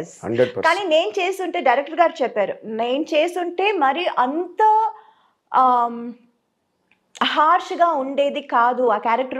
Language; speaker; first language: Telugu; non-native, local second language; Tamil